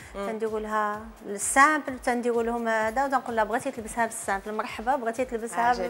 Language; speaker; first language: Arabic; native; Arabic